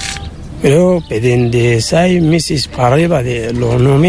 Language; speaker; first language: Spanish; non-native, learner; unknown